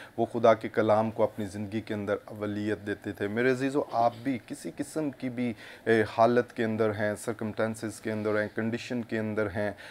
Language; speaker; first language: Urdu; non-native, local second language; Punjabi